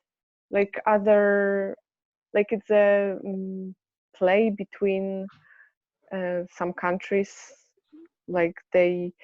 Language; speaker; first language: English; non-native, learner; Polish